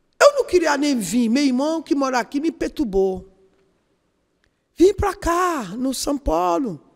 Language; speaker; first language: Portuguese; non-native, learner; Yoruba